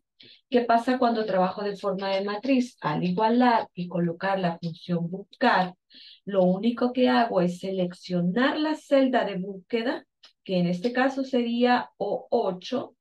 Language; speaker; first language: Spanish; native; Spanish